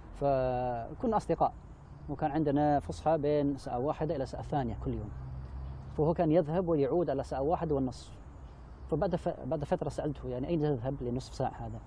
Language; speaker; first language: Arabic; non-native, fluent; English